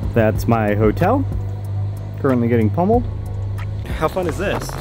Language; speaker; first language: English; native; English